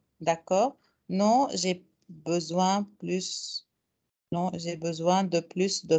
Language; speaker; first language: French; non-native, fluent; Arabic